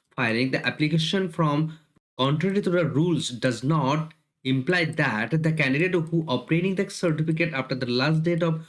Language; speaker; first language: English; non-native, local second language; Bangla